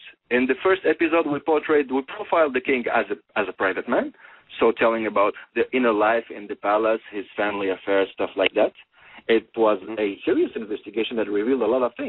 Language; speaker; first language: English; non-native, fluent; Arabic